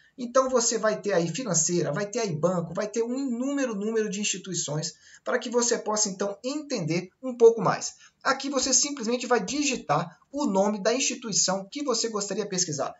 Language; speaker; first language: Portuguese; native; Portuguese